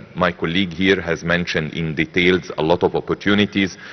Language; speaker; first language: English; non-native, fluent; Arabic